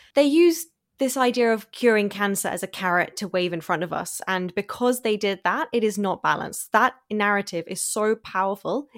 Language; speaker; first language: English; non-native, fluent; German